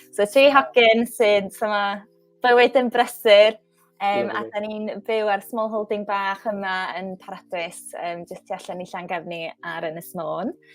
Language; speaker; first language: Welsh; non-native, local second language; English